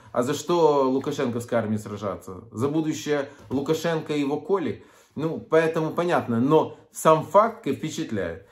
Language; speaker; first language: Russian; native; Russian